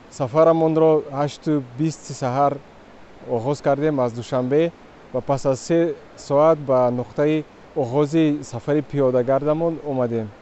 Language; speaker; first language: Tajik; native; Tajik